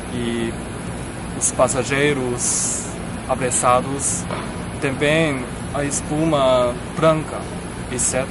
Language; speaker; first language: Portuguese; non-native, learner; Chinese